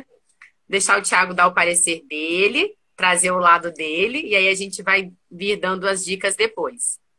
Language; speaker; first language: Portuguese; native; Portuguese